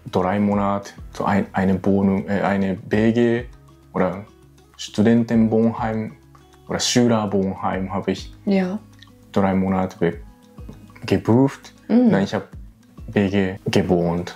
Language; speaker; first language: German; non-native, learner; Japanese